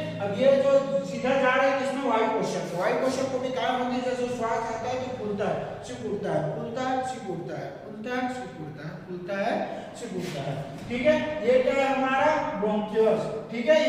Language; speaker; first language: Hindi; non-native, local second language; Chhattisgarhi